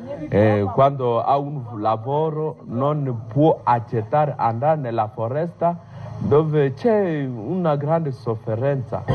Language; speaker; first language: Italian; non-native, fluent; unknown